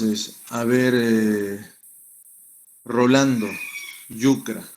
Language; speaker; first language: Spanish; native; Spanish